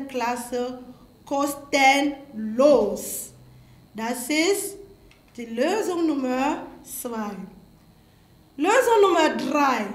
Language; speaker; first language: German; non-native, fluent; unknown